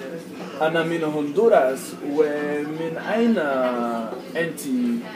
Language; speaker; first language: Arabic; non-native, learner; Spanish